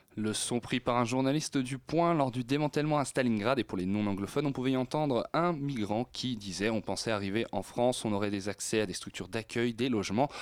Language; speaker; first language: French; native; French